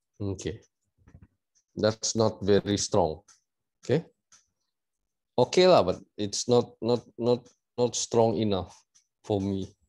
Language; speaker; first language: English; non-native, local second language; Malay